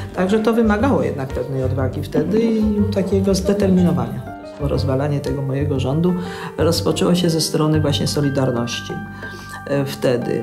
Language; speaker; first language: Polish; native; Polish